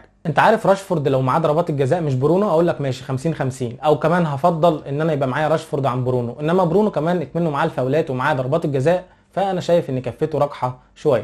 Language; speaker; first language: Arabic; native; Arabic